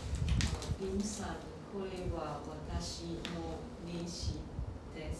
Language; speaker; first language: Japanese; non-native, learner; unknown